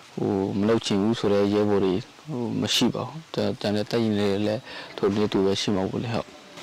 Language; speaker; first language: Burmese; non-native, local second language; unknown